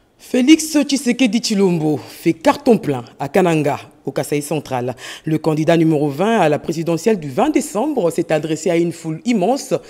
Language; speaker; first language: French; non-native, local second language; Lingala